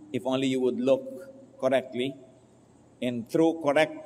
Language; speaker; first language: English; non-native, local second language; Filipino